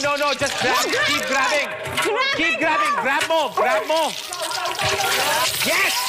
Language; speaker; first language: English; non-native, local second language; Hindi